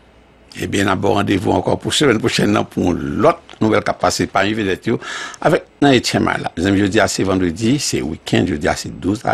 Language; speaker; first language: French; early bilingual, heritage; Haitian Creole